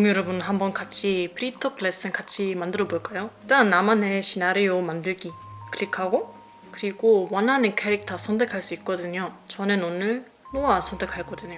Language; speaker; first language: Korean; non-native, fluent; German